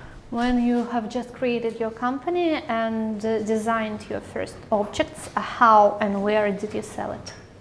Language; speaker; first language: English; non-native, fluent; Russian